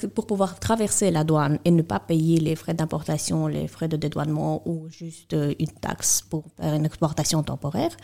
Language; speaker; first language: French; non-native, fluent; Russian